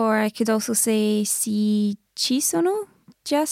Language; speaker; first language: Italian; non-native, learner; English